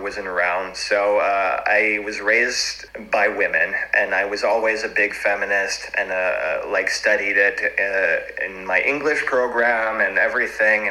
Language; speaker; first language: English; non-native, fluent; French